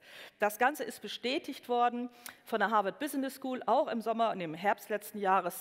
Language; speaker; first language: German; native; German